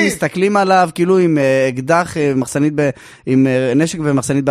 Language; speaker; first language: Hebrew; native; Hebrew